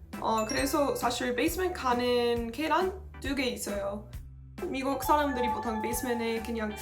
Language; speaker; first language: Korean; non-native, learner; English